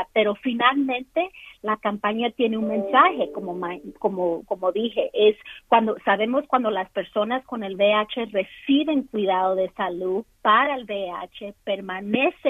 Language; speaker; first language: Spanish; early bilingual, other home language; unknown